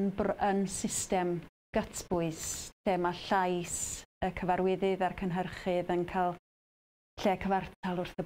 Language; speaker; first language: Welsh; native; Welsh